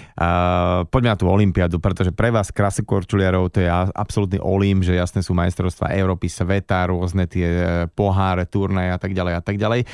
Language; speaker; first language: Slovak; native; Slovak